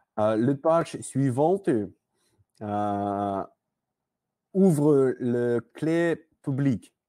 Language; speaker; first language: French; non-native, learner; Russian